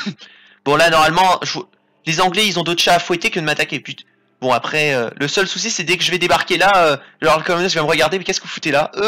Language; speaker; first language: French; native; French